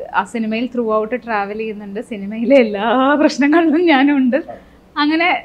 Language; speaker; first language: Malayalam; native; Malayalam